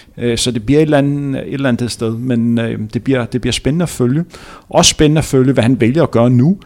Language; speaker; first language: Danish; native; Danish